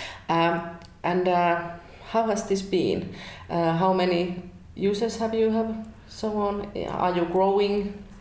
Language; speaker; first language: English; non-native, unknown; Finnish